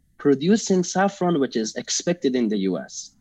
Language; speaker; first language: English; non-native, fluent; Persian